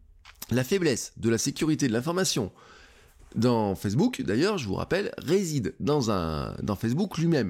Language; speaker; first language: French; native; French